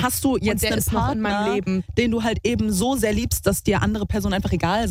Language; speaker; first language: German; native; German